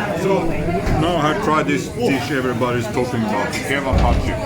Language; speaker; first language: English; non-native, fluent; Swedish